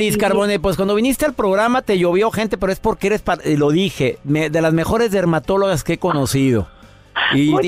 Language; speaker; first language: Spanish; native; Spanish